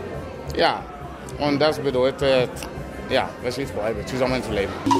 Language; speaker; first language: German; non-native, learner; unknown